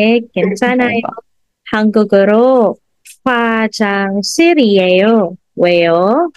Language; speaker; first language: Korean; non-native, fluent; Filipino